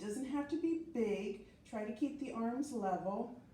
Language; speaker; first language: English; native; English